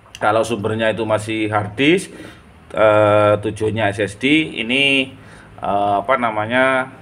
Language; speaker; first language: Indonesian; non-native, local second language; Madurese